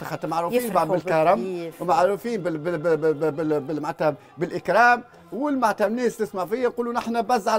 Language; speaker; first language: Arabic; native; Arabic